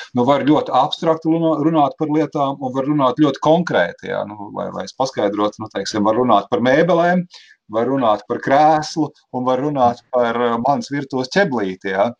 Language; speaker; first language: Latvian; native; Latvian